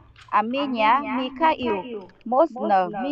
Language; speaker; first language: Russian; non-native, learner; Vietnamese